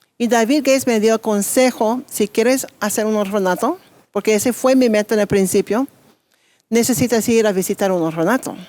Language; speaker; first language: Spanish; non-native, fluent; English